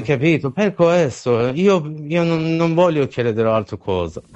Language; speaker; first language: Italian; non-native, learner; Persian